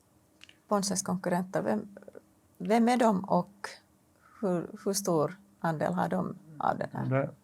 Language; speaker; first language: Swedish; native; Swedish